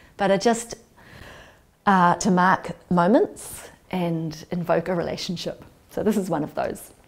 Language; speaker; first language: English; native; English